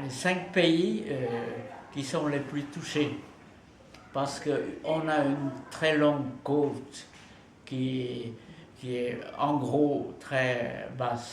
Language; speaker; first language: French; non-native, fluent; Vietnamese